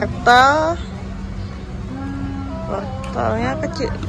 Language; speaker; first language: Indonesian; native; Indonesian